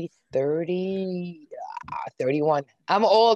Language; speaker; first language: English; non-native, fluent; Hebrew